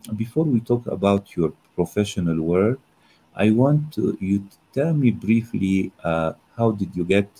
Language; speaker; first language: English; non-native, fluent; Arabic